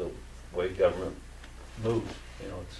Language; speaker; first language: English; native; English